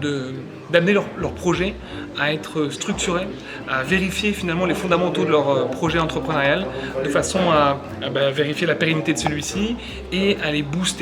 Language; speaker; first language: French; native; French